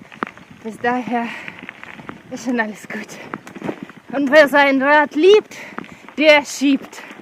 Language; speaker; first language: German; non-native, learner; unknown